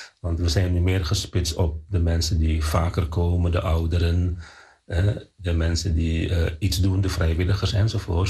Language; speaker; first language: Dutch; non-native, fluent; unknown